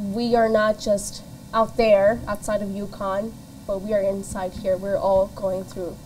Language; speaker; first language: English; native; English